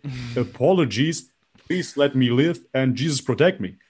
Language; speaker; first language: English; non-native, fluent; Macedonian